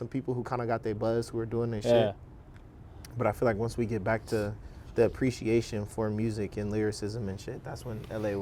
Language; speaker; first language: English; native; English